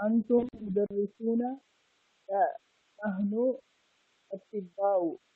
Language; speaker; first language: Arabic; non-native, learner; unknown